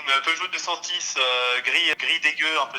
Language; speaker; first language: French; native; French